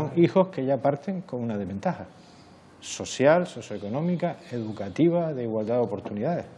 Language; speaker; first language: Spanish; native; Spanish